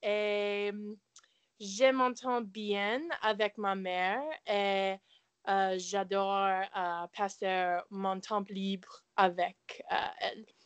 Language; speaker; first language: French; non-native, learner; English